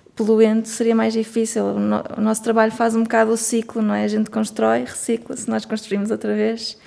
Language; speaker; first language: Portuguese; native; Portuguese